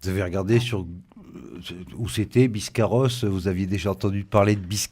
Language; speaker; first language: French; native; French